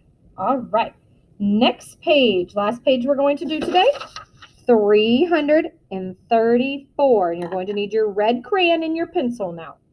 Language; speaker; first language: English; native; English